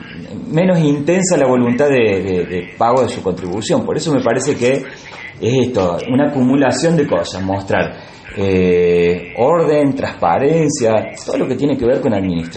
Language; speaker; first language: Spanish; native; Spanish